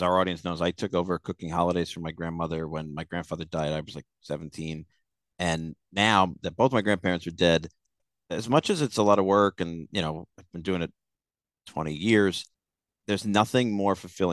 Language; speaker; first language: English; native; English